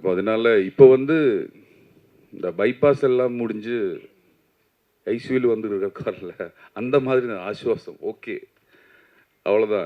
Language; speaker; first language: Tamil; non-native, learner; Malayalam